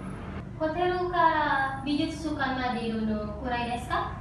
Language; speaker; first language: Japanese; non-native, learner; Indonesian